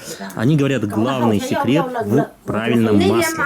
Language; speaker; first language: Russian; native; Russian